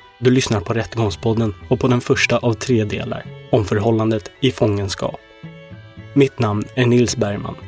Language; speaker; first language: Swedish; native; Swedish